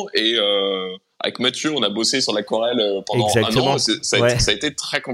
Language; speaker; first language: French; native; French